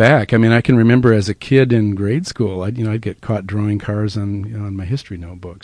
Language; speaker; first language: English; native; English